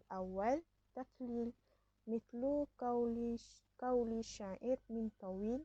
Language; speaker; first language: Arabic; non-native, learner; Malay